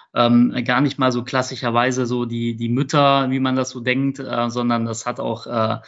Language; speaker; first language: German; native; German